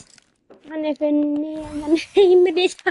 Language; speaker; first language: Icelandic; early bilingual, heritage; Icelandic